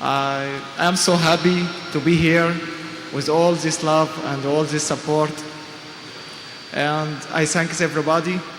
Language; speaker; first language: English; non-native, fluent; Arabic